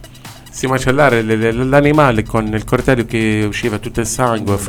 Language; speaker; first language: Italian; non-native, learner; Arabic